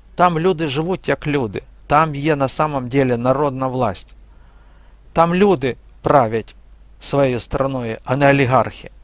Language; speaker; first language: Ukrainian; non-native, fluent; Belarusian